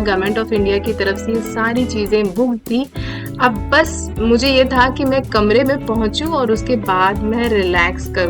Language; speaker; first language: Hindi; native; Hindi